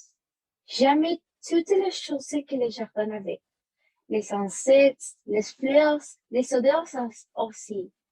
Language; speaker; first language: French; non-native, learner; Spanish